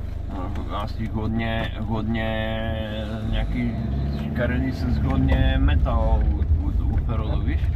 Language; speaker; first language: Czech; non-native, learner; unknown